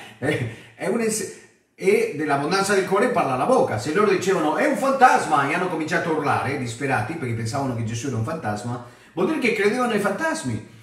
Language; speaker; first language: Italian; non-native, fluent; Spanish